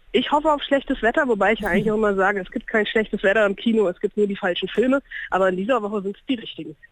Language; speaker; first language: German; native; German